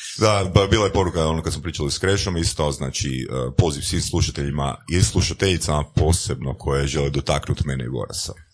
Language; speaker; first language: Croatian; native; Croatian